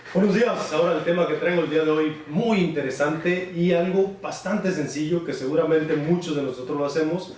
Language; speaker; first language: Spanish; native; Spanish